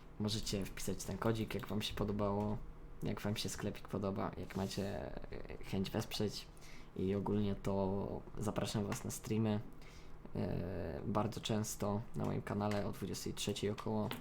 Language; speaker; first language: Polish; native; Polish